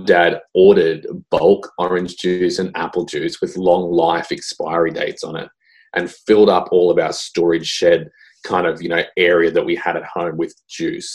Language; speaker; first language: English; native; English